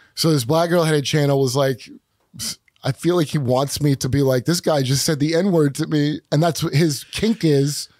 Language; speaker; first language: English; native; English